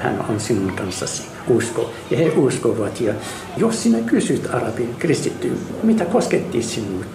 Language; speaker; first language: Finnish; non-native, fluent; Arabic